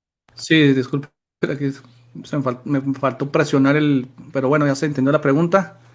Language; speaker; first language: Spanish; native; Spanish